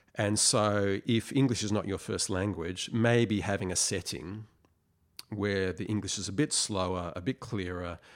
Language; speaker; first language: English; native; English